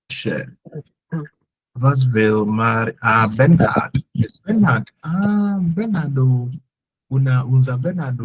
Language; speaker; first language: German; non-native, fluent; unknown